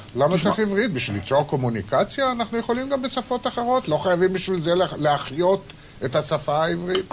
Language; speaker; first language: Hebrew; native; Hebrew